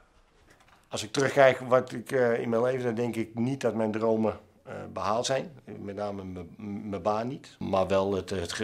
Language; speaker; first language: Dutch; native; Dutch